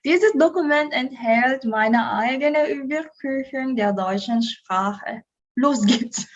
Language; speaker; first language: German; non-native, learner; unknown